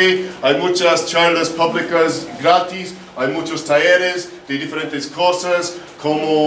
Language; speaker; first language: Spanish; non-native, learner; English